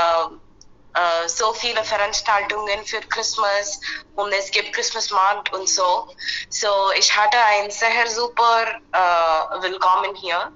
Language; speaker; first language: German; non-native, learner; Hindi